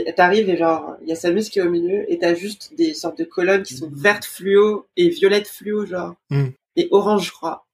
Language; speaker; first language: French; native; French